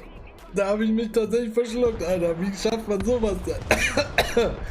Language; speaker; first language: German; native; German